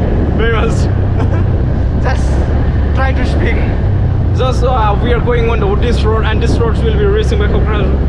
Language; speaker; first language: English; non-native, learner; Bodo